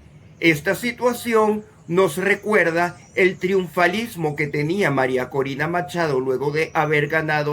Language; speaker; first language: Spanish; native; Spanish